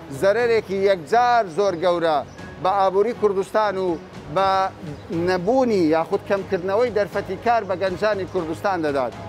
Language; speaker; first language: Central Kurdish; native; Central Kurdish